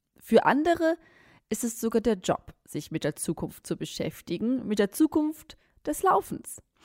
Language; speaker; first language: German; native; German